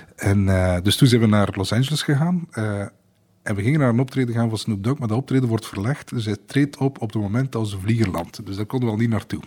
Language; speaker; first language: Dutch; native; Dutch